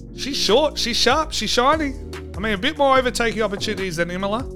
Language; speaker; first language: English; native; English